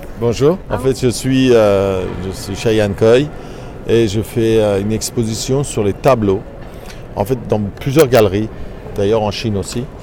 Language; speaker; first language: French; non-native, fluent; Persian